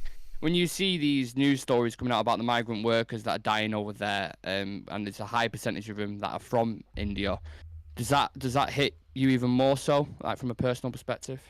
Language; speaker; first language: English; native; English